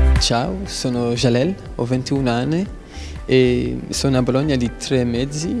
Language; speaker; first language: Italian; non-native, learner; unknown